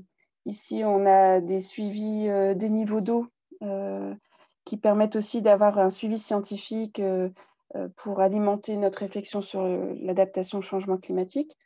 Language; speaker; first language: French; native; French